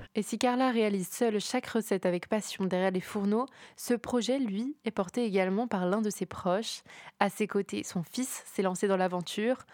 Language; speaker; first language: French; native; French